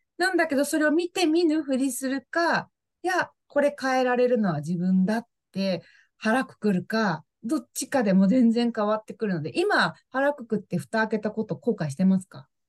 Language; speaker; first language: Japanese; native; Japanese